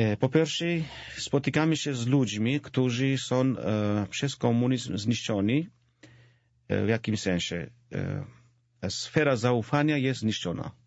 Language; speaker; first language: Polish; non-native, fluent; Georgian